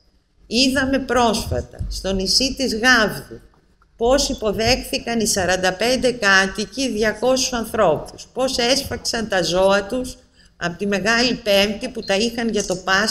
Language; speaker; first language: Greek; native; Greek